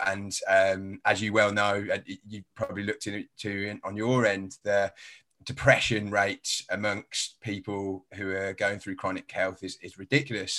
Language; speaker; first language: English; native; English